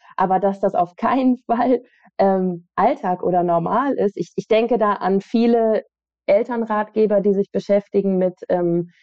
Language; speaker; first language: German; native; German